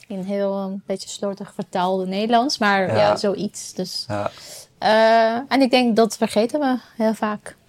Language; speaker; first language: Dutch; non-native, fluent; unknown